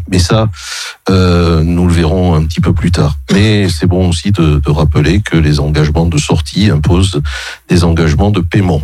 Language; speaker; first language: French; native; French